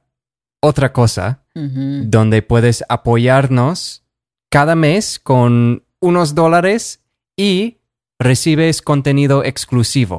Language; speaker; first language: Spanish; non-native, fluent; English